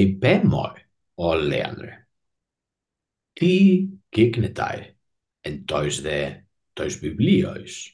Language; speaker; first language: Greek; non-native, learner; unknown